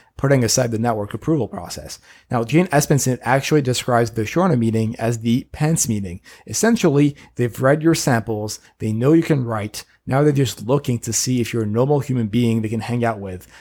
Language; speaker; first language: English; non-native, fluent; French